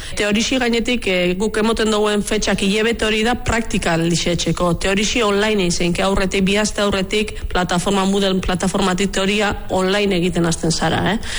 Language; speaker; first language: Basque; native; Basque